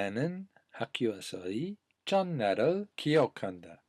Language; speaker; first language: Korean; non-native, learner; English